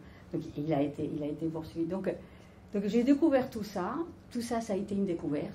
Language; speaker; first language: French; non-native, fluent; Spanish